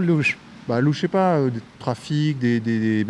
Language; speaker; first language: French; native; French